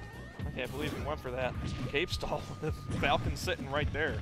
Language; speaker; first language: English; native; English